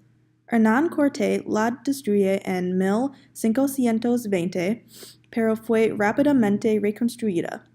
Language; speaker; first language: Spanish; non-native, learner; English